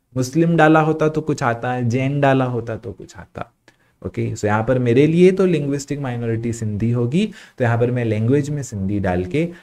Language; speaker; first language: Hindi; non-native, local second language; Sindhi